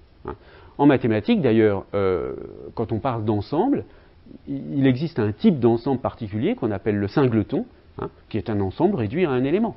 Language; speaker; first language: French; native; French